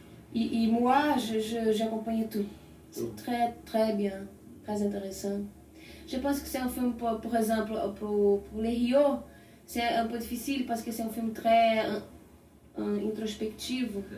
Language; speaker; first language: French; non-native, learner; Portuguese